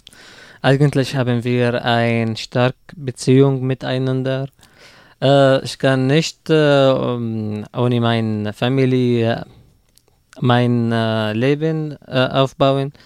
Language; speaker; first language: German; non-native, learner; Arabic